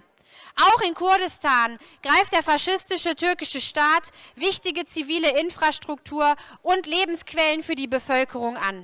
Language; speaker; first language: German; native; German